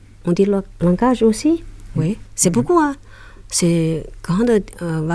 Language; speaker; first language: French; non-native, learner; Chinese